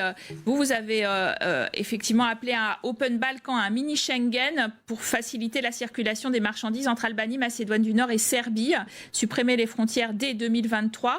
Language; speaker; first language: French; native; French